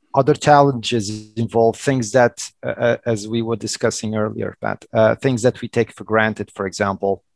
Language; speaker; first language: English; non-native, fluent; Portuguese